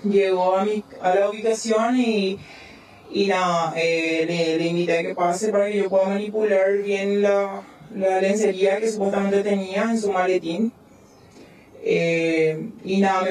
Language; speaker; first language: Spanish; native; Spanish